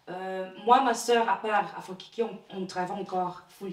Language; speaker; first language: French; non-native, learner; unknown